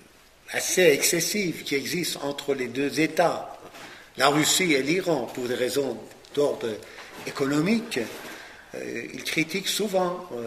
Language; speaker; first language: French; non-native, fluent; Persian